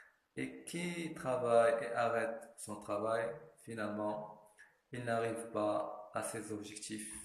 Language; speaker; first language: French; non-native, fluent; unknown